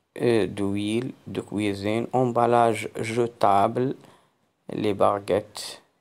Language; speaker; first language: French; non-native, local second language; Arabic